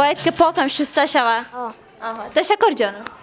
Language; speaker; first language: Persian; native; Persian